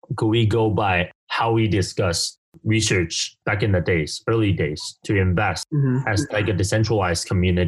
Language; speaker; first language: English; non-native, fluent; Chinese